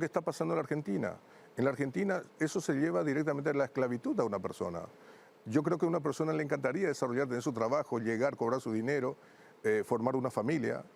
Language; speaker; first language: Spanish; native; Spanish